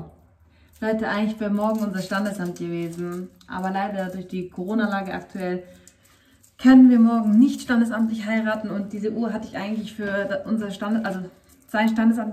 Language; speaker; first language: German; early bilingual, other home language; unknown